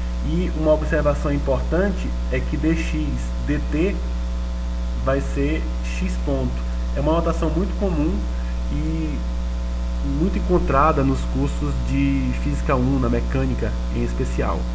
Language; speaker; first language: Portuguese; native; Portuguese